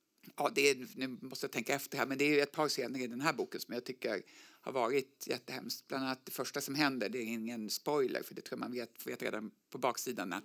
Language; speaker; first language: Swedish; native; Swedish